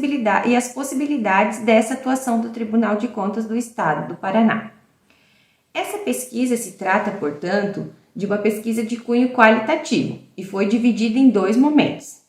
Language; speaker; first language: Portuguese; native; Portuguese